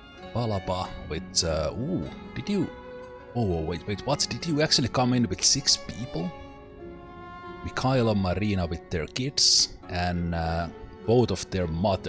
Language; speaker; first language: English; non-native, fluent; Finnish